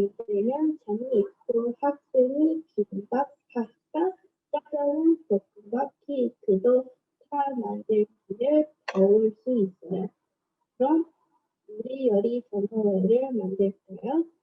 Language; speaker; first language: Korean; non-native, learner; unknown